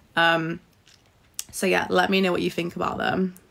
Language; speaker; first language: English; native; English